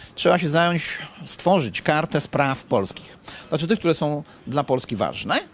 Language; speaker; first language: Polish; native; Polish